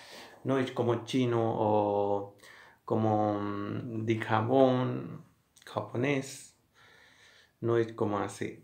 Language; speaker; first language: Spanish; non-native, learner; Hindi